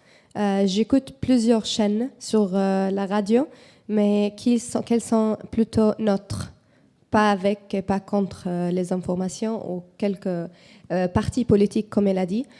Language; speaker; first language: French; non-native, learner; Arabic